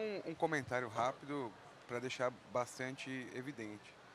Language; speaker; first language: Portuguese; native; Portuguese